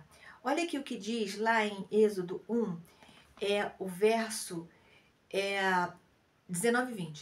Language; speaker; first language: Portuguese; native; Portuguese